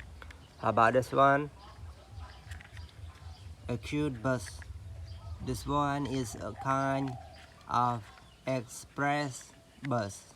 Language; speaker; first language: English; non-native, learner; Indonesian